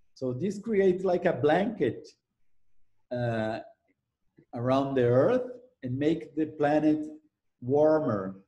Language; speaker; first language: English; non-native, fluent; Portuguese